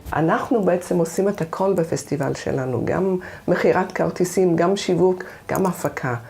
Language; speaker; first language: Hebrew; non-native, fluent; English